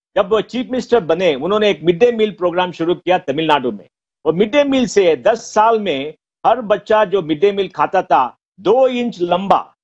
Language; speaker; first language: Hindi; non-native, local second language; Konkani